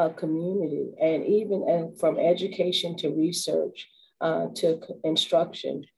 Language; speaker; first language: English; native; English